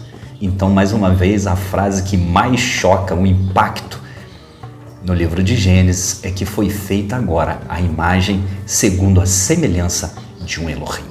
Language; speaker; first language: Portuguese; native; Portuguese